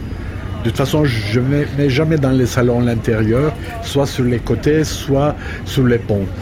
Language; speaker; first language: French; non-native, fluent; Turkish